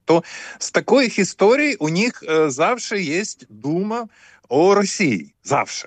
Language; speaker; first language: Polish; non-native, fluent; Ukrainian